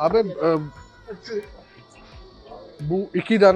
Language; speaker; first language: Turkish; non-native, learner; Urdu